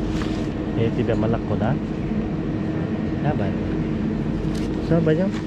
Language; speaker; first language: Russian; non-native, learner; Cebuano